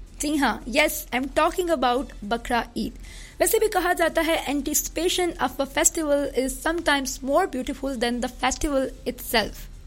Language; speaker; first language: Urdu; early bilingual, heritage; Urdu